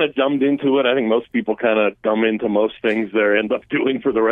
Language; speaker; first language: English; early bilingual, other home language; Armenian